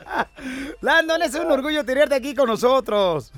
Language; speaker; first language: Spanish; native; Spanish